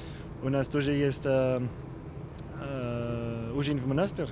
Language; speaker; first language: Russian; non-native, learner; French